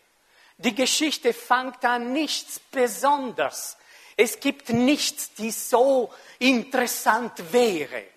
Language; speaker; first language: German; non-native, local second language; French